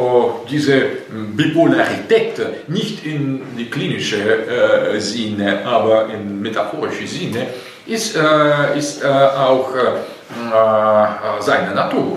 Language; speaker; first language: German; non-native, learner; Russian